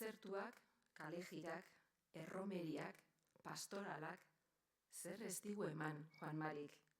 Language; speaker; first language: Basque; native; Basque